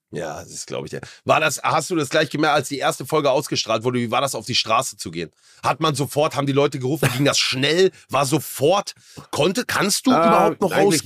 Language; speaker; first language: German; native; German